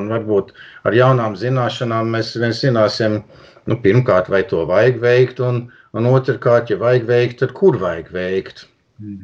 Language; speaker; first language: Latvian; early bilingual, heritage; Latvian